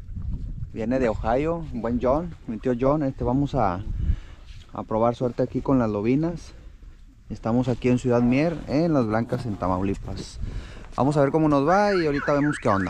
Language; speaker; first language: Spanish; native; Spanish